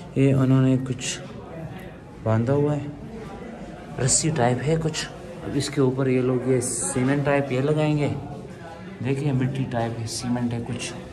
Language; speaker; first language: Urdu; non-native, local second language; Pashto